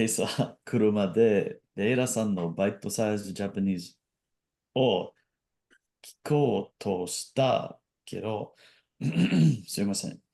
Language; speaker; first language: Japanese; non-native, learner; English